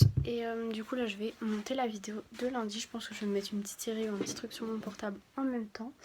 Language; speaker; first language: French; native; French